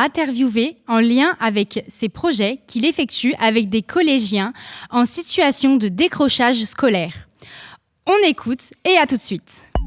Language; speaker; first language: French; native; French